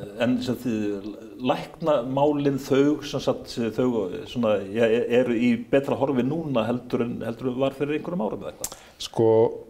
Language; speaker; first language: Icelandic; native; Icelandic